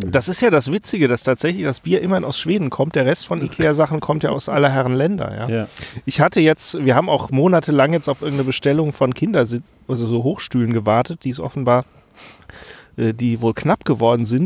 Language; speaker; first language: German; native; German